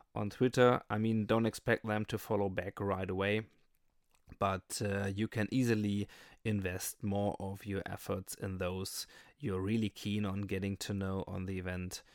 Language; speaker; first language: English; non-native, fluent; German